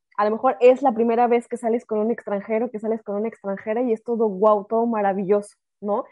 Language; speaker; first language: Spanish; native; Spanish